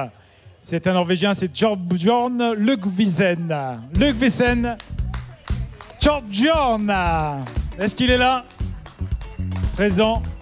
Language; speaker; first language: French; native; French